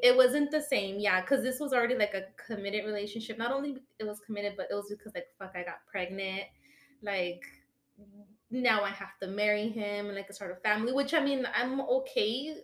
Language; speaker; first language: English; early bilingual, other home language; Spanish